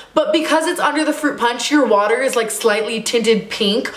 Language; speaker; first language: English; native; English